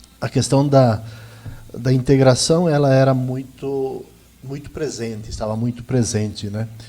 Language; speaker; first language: Portuguese; native; Portuguese